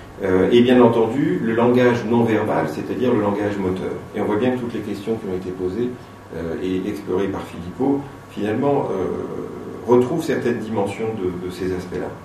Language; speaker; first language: French; native; French